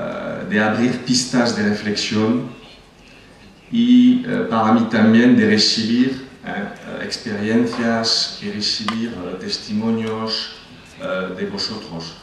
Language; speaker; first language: Spanish; non-native, fluent; French